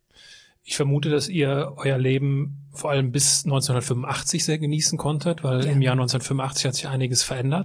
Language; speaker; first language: German; native; German